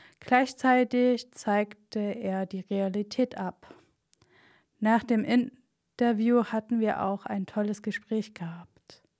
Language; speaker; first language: German; non-native, fluent; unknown